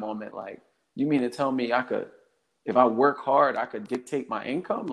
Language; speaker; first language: English; native; English